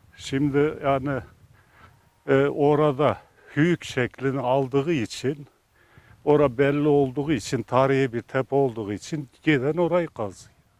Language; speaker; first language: Turkish; native; Turkish